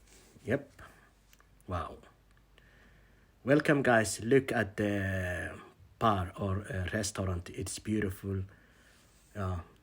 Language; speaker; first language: English; non-native, fluent; Somali